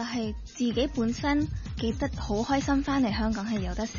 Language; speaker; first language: Cantonese; early bilingual, heritage; Cantonese